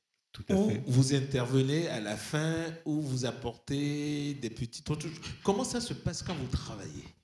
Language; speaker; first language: French; native; French